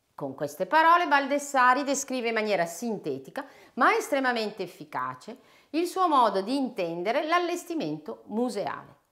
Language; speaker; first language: Italian; native; Italian